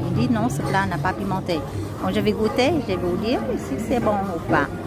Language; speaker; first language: French; non-native, learner; Vietnamese